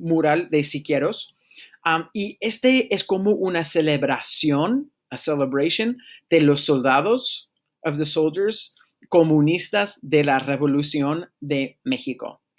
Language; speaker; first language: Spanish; non-native, fluent; English